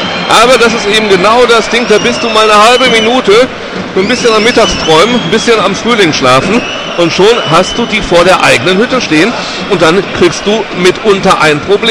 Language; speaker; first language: German; native; German